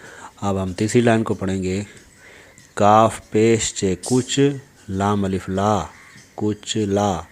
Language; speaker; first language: Urdu; native; Urdu